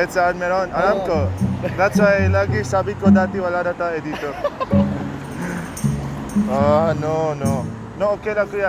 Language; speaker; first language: Filipino; non-native, fluent; Arabic